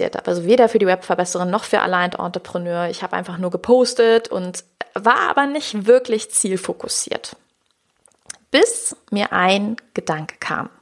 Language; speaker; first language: German; native; German